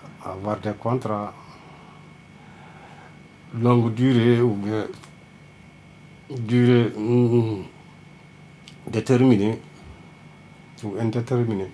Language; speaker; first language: French; non-native, local second language; Fula